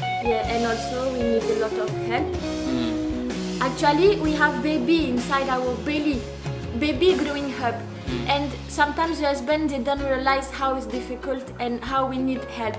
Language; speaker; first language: English; non-native, learner; French